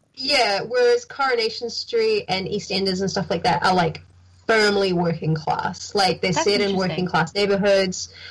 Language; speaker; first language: English; native; English